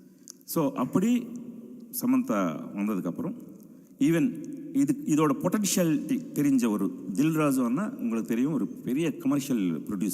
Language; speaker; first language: Tamil; non-native, fluent; Telugu